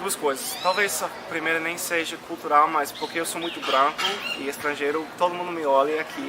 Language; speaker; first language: Portuguese; non-native, fluent; English